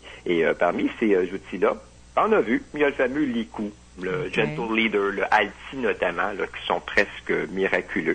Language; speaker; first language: French; native; French